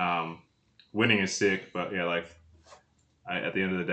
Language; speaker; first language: English; native; English